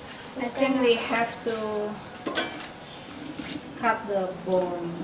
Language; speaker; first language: English; non-native, learner; Indonesian